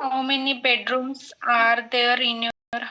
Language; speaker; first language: English; non-native, learner; Marathi